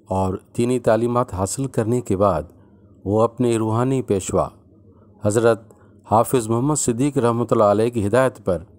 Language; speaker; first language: Urdu; non-native, local second language; Sindhi